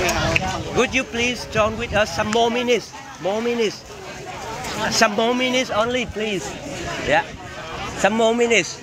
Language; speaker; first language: English; non-native, learner; Vietnamese